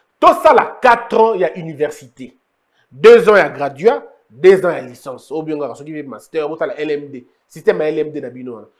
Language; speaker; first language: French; non-native, local second language; Lingala